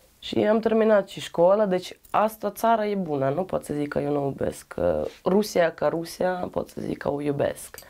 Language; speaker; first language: Romanian; non-native, learner; Russian